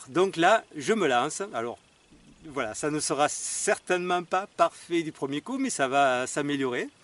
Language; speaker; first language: French; native; French